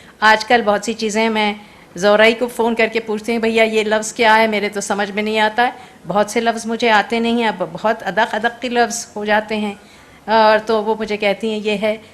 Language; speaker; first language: Urdu; native; Urdu